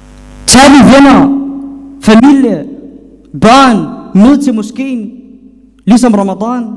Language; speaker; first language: Danish; non-native, fluent; Arabic